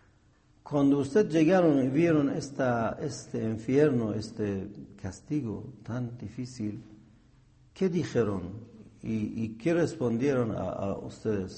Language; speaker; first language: Spanish; non-native, fluent; Persian